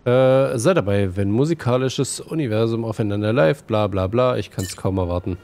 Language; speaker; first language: German; native; German